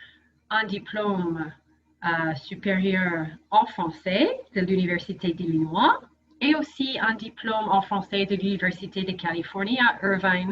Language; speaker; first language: French; non-native, fluent; English